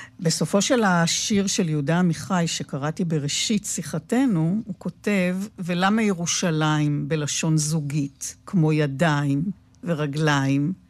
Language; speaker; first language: Hebrew; native; Hebrew